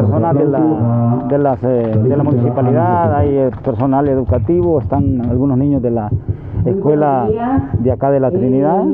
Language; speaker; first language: Spanish; native; Spanish